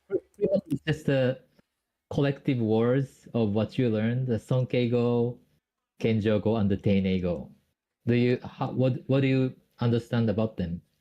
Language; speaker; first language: English; non-native, fluent; Japanese